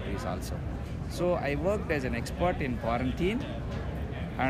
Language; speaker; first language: English; non-native, local second language; Telugu